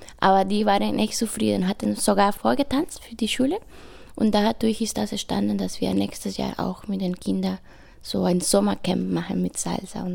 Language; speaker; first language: German; non-native, fluent; Spanish